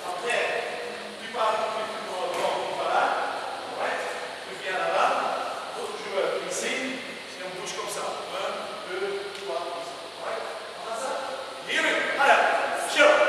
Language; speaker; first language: French; non-native, local second language; Dutch